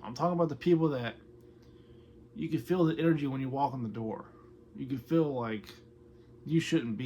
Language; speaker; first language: English; native; English